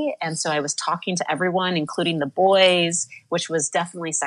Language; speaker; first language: English; native; English